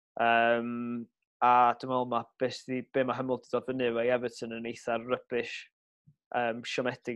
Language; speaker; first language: Welsh; native; Welsh